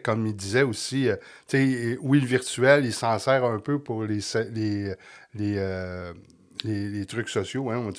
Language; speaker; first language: French; native; French